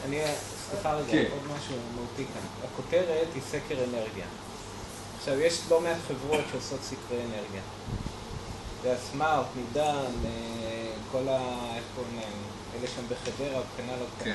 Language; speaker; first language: Hebrew; native; Hebrew